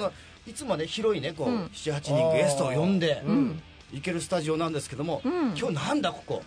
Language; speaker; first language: Japanese; native; Japanese